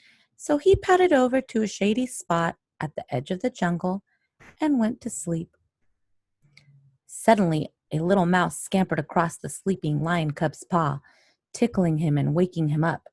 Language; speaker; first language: English; native; English